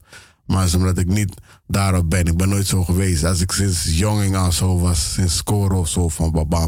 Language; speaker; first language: Dutch; native; Dutch